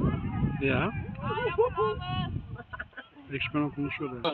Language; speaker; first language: Dutch; early bilingual, other home language; Turkish